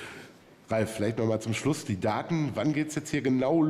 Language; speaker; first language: German; native; German